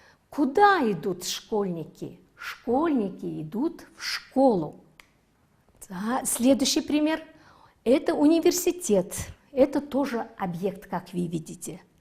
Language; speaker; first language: Russian; non-native, fluent; Mongolian